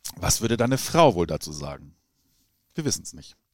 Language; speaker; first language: German; native; German